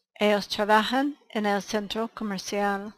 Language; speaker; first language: Spanish; non-native, learner; English